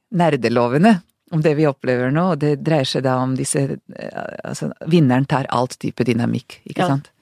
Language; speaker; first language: Norwegian; non-native, fluent; Serbian